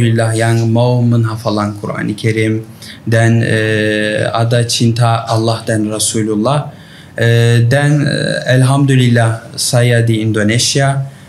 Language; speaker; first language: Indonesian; non-native, learner; Turkish